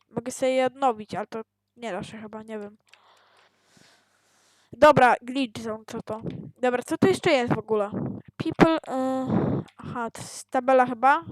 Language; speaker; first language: Polish; native; Polish